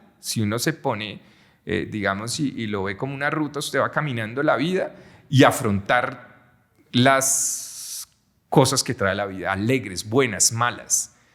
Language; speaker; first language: Spanish; native; Spanish